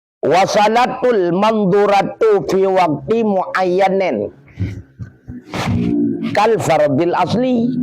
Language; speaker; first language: Arabic; non-native, fluent; Achinese